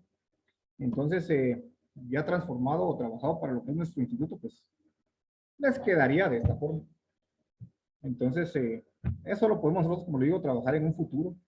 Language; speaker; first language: Spanish; native; Spanish